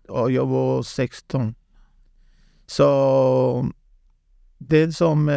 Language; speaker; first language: Swedish; non-native, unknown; Spanish